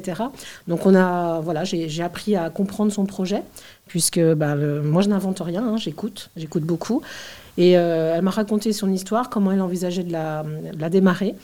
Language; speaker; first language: French; native; French